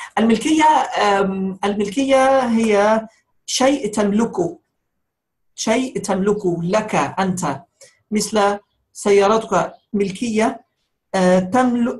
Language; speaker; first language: Arabic; native; Arabic